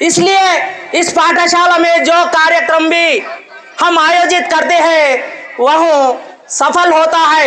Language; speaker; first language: Hindi; non-native, local second language; Telugu